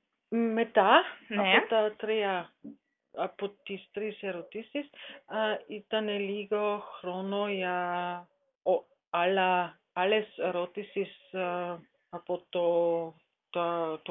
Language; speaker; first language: Greek; non-native, learner; German